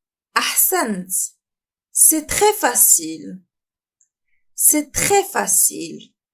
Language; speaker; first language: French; non-native, fluent; Arabic